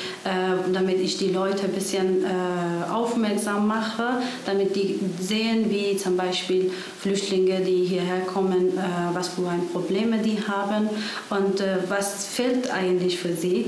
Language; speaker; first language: German; non-native, fluent; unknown